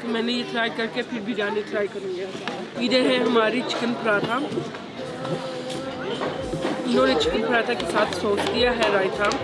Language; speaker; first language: Hindi; non-native, learner; Turkish